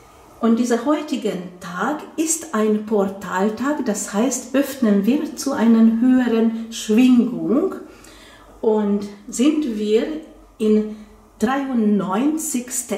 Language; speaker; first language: German; non-native, fluent; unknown